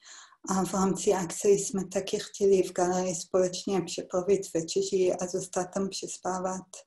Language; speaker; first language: Czech; non-native, fluent; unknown